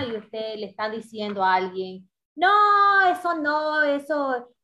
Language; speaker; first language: Spanish; native; Spanish